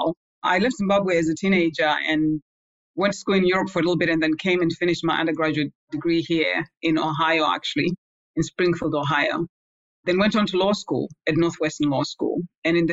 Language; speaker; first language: English; non-native, local second language; Shona